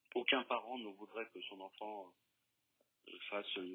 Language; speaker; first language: French; native; French